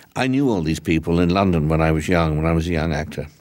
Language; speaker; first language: English; native; English